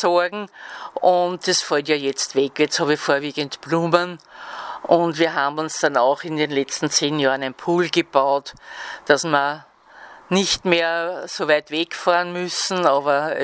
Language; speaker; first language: German; native; German